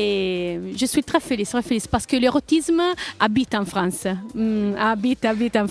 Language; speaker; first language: French; non-native, learner; Italian